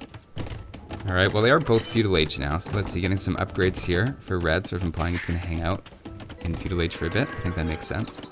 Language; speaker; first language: English; native; English